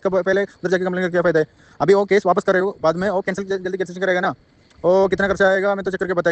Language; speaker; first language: Hindi; non-native, learner; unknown